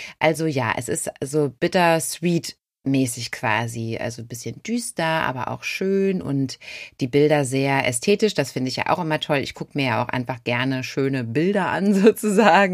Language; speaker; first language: German; native; German